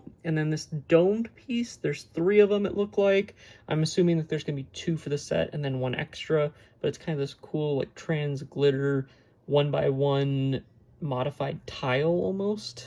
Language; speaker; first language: English; native; English